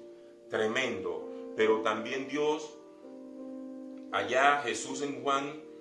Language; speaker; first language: Spanish; native; Spanish